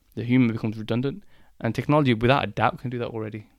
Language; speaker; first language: English; native; English